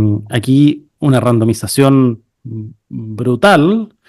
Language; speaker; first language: Spanish; native; Spanish